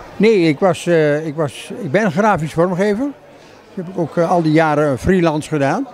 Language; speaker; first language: Dutch; native; Dutch